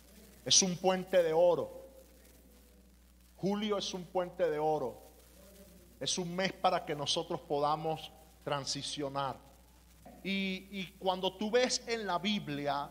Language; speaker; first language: Spanish; native; Spanish